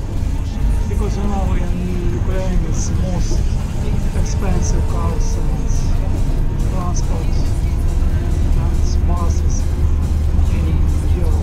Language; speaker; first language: English; non-native, learner; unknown